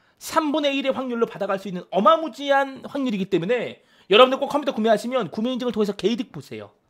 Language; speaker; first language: Korean; native; Korean